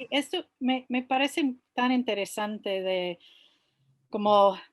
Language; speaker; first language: Spanish; non-native, fluent; English